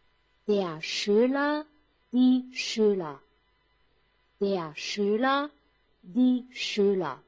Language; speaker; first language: German; non-native, fluent; Chinese